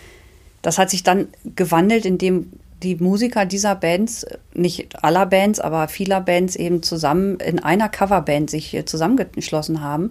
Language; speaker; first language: German; native; German